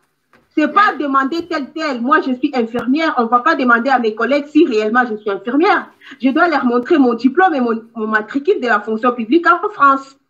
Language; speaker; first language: French; non-native, local second language; Lingala